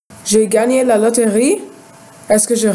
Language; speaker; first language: French; non-native, learner; English